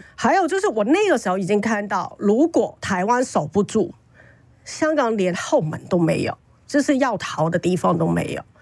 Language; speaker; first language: Chinese; non-native, fluent; Cantonese